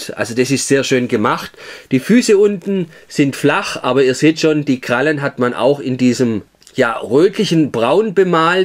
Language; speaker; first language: German; native; German